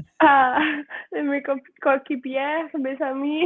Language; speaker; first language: French; non-native, learner; Spanish